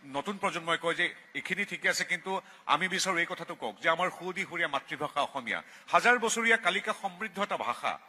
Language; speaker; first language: Assamese; native; Assamese